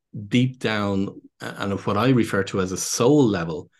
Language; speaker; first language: English; native; English